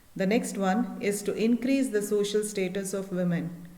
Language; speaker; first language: English; non-native, local second language; Kannada